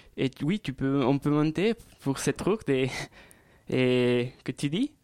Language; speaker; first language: French; non-native, learner; Spanish